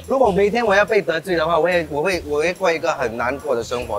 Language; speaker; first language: Chinese; non-native, local second language; Tamil